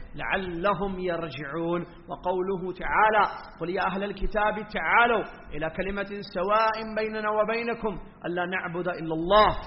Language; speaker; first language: Urdu; native; Urdu